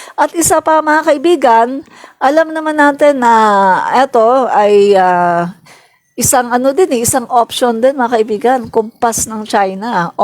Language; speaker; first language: Filipino; non-native, local second language; Cebuano